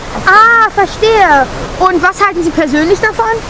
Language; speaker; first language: German; native; German